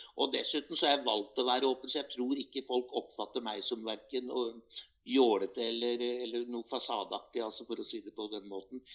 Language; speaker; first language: Norwegian; native; Norwegian